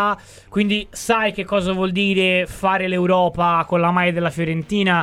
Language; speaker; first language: Italian; native; Italian